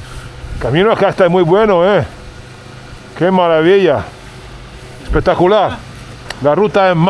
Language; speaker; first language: Spanish; non-native, learner; Italian